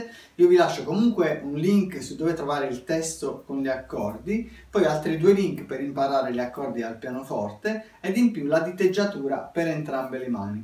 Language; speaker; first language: Italian; native; Italian